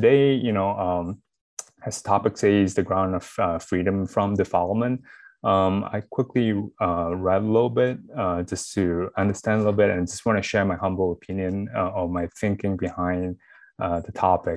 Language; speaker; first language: English; non-native, local second language; Chinese